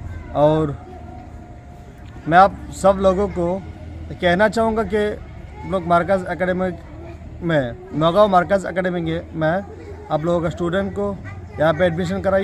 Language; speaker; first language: Hindi; non-native, local second language; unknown